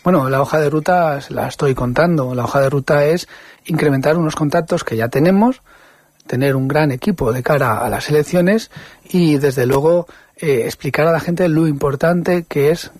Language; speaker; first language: Spanish; native; Spanish